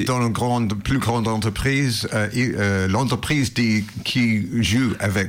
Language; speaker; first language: French; non-native, learner; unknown